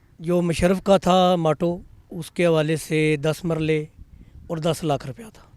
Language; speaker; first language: Urdu; non-native, local second language; Pahari-Potwari